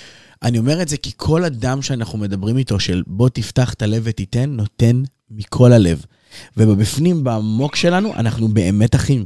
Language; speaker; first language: Hebrew; native; Hebrew